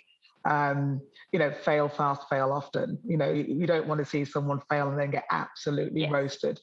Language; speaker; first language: English; native; English